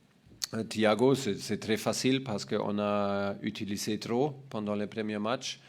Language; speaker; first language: French; non-native, learner; German